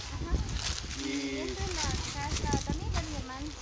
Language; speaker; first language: Spanish; native; Spanish